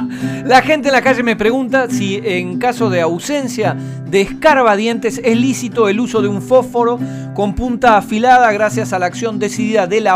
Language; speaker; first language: Spanish; native; Spanish